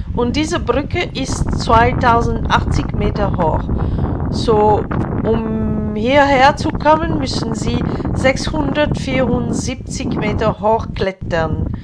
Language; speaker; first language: German; non-native, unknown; Hungarian